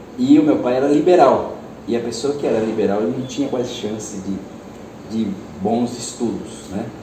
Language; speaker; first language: Portuguese; early bilingual, other home language; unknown